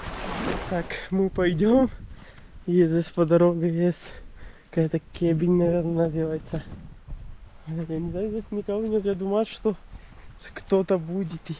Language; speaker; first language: Russian; non-native, learner; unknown